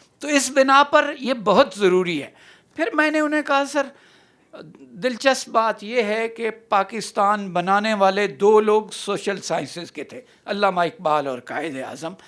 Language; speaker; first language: Urdu; non-native, local second language; Saraiki